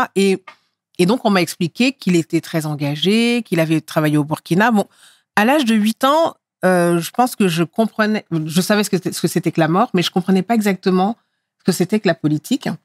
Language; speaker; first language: French; early bilingual, other home language; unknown